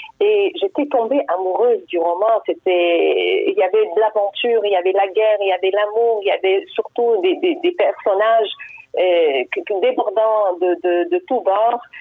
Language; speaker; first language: French; non-native, fluent; Arabic